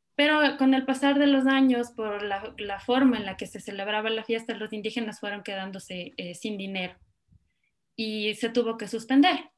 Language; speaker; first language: Spanish; native; Spanish